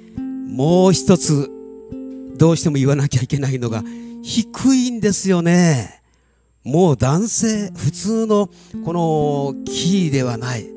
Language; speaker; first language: Japanese; native; Japanese